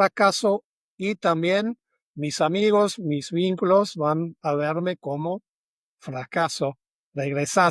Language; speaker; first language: Spanish; non-native, fluent; German